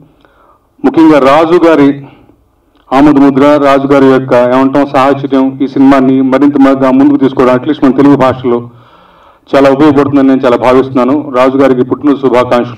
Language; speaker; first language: Telugu; native; Telugu